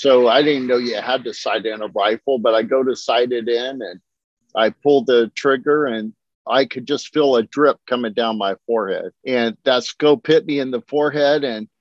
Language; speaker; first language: English; native; English